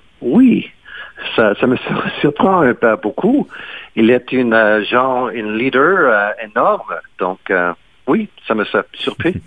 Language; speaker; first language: French; non-native, fluent; English